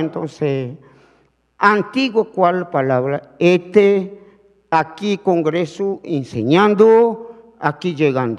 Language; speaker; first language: Spanish; non-native, learner; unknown